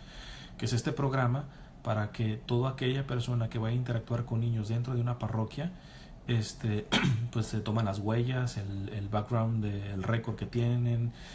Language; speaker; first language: Spanish; native; Spanish